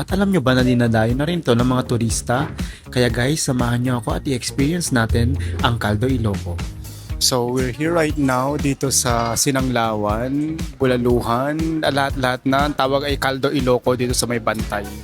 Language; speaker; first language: Filipino; non-native, local second language; Iloko